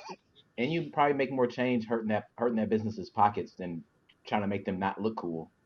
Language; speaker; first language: English; native; English